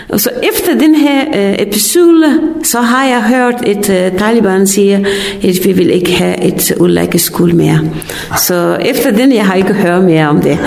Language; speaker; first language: Danish; non-native, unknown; Pashto